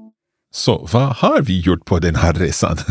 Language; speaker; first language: Swedish; non-native, learner; English